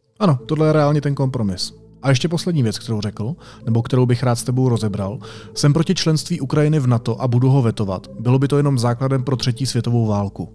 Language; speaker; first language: Czech; native; Czech